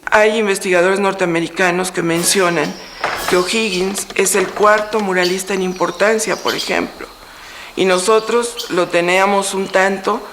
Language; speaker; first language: Spanish; native; Spanish